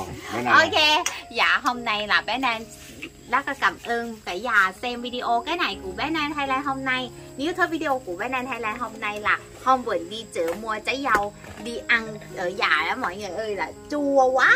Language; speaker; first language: Vietnamese; non-native, learner; Thai